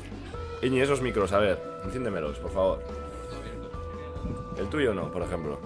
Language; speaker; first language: Spanish; native; Spanish